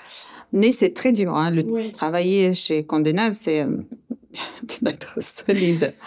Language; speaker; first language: French; non-native, fluent; Russian